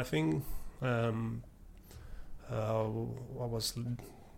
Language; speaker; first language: English; non-native, fluent; Latvian